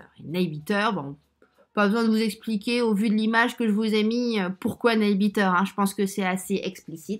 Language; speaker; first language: French; native; French